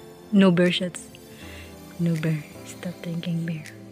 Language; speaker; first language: English; non-native, local second language; Cebuano